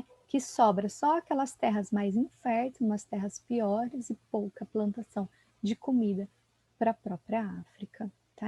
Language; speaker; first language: Portuguese; native; Portuguese